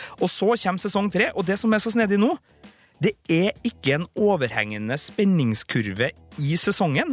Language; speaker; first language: Norwegian; native; Norwegian